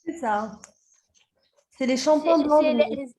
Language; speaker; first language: French; non-native, local second language; Arabic